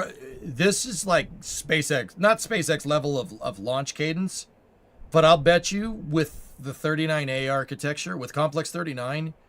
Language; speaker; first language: English; native; English